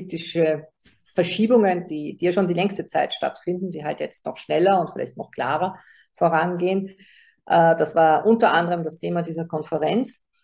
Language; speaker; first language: German; native; German